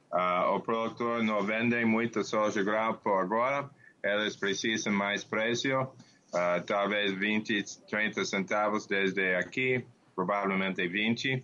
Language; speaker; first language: Portuguese; non-native, learner; English